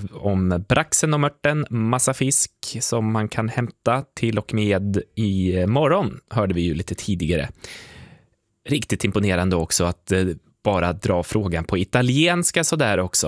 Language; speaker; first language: Swedish; native; Swedish